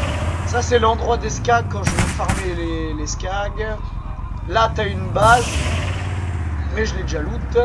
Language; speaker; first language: French; native; French